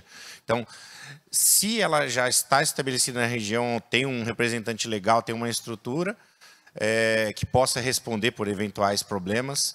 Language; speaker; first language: Portuguese; native; Portuguese